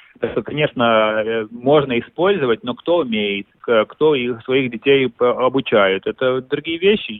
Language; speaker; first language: Russian; non-native, local second language; Latvian